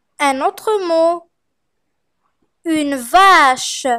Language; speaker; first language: French; non-native, fluent; Arabic